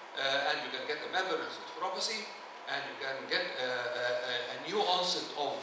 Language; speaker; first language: English; non-native, fluent; Arabic